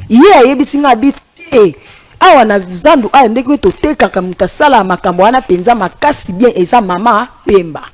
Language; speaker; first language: Lingala; non-native, local second language; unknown